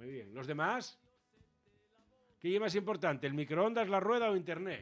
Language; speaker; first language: Spanish; native; Spanish